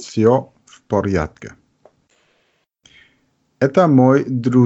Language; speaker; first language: Russian; non-native, learner; German